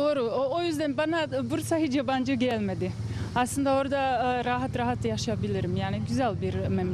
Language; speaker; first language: Turkish; non-native, fluent; Bosnian